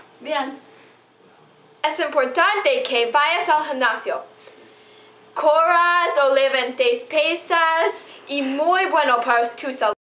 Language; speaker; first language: Spanish; non-native, learner; English